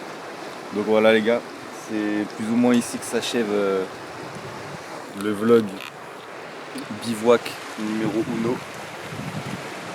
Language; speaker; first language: French; native; French